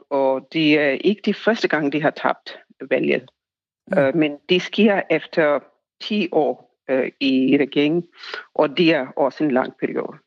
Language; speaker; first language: Danish; non-native, fluent; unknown